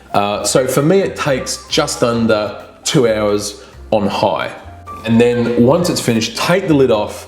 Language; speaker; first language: English; native; English